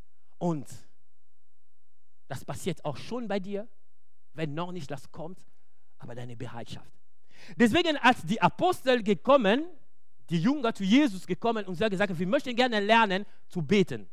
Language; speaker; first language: German; non-native, fluent; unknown